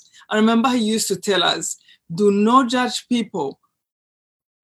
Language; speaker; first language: English; non-native, local second language; Kinyarwanda